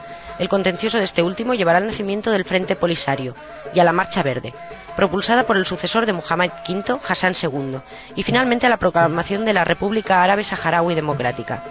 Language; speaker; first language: Spanish; native; Spanish